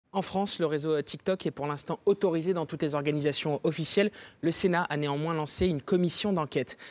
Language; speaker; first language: French; native; French